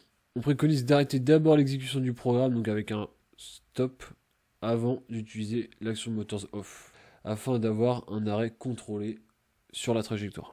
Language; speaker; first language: French; native; French